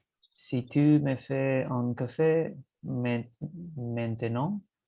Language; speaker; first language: French; non-native, learner; Spanish